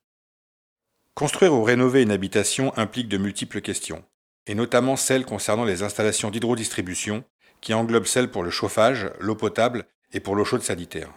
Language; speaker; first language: French; native; French